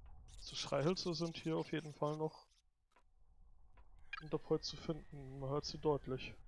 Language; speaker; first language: German; native; German